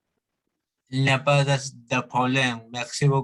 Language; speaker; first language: French; non-native, learner; Spanish